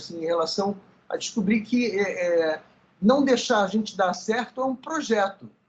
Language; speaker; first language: Portuguese; early bilingual, other home language; Spanish